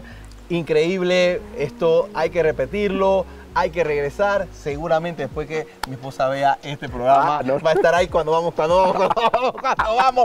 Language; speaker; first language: Spanish; native; Spanish